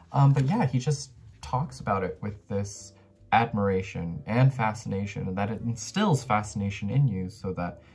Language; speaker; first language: English; native; English